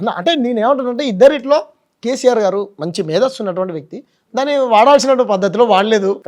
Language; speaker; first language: Telugu; native; Telugu